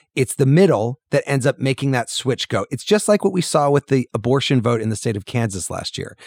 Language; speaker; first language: English; native; English